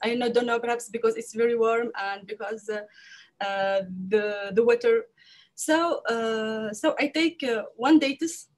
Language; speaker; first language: English; non-native, learner; French